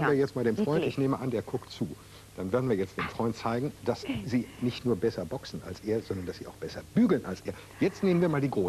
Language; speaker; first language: German; native; German